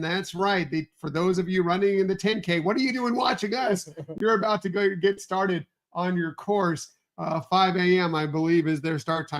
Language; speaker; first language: English; native; English